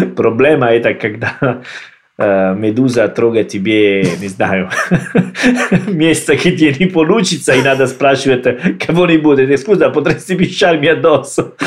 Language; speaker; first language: Russian; non-native, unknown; Italian